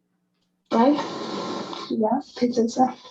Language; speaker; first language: German; non-native, learner; Spanish